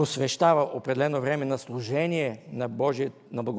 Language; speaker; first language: Bulgarian; native; Bulgarian